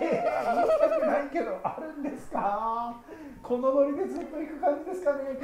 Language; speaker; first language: Japanese; native; Japanese